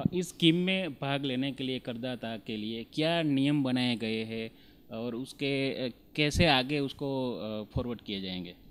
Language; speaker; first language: Hindi; non-native, local second language; Gujarati